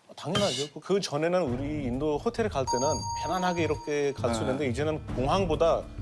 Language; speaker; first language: Korean; non-native, fluent; Hindi